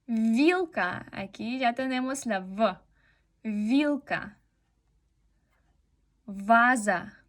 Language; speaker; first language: Spanish; non-native, fluent; Russian